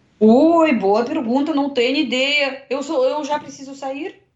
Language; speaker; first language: Portuguese; non-native, learner; Russian